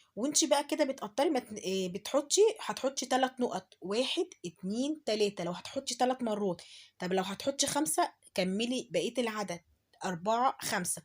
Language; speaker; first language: Arabic; native; Arabic